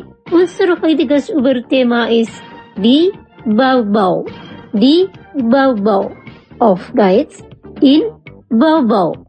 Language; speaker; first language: German; non-native, fluent; Indonesian